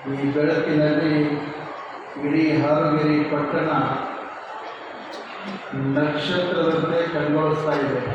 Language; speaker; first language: Kannada; native; Kannada